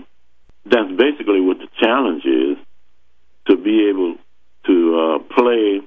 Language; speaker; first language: English; native; English